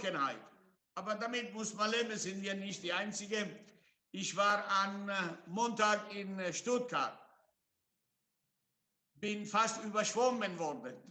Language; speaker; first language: German; non-native, fluent; Italian